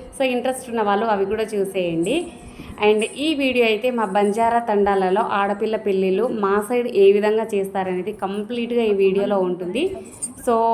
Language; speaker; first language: Telugu; non-native, local second language; Lambadi